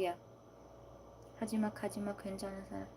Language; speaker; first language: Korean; non-native, learner; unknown